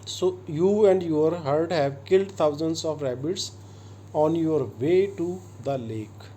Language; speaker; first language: English; non-native, local second language; Punjabi